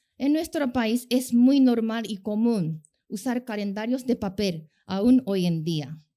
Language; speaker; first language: Spanish; non-native, fluent; Japanese